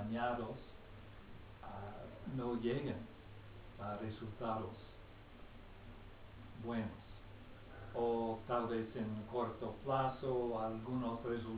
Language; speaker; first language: Spanish; non-native, fluent; English